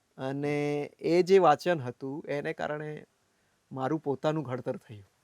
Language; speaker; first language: Gujarati; non-native, local second language; Bhili